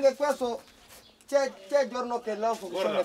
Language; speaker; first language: Italian; non-native, learner; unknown